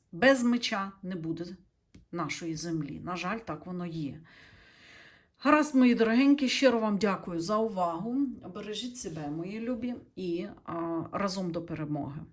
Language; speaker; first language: Ukrainian; non-native, local second language; Russian